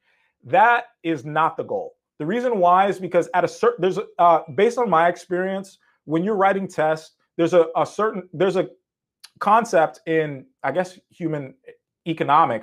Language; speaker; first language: English; native; English